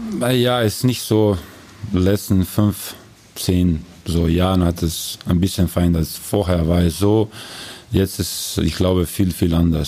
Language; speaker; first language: German; non-native, learner; Croatian